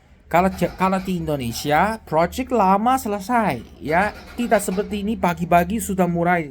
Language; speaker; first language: Indonesian; non-native, learner; Chinese